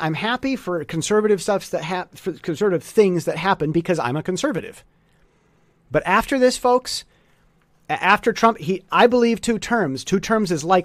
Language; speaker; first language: English; native; English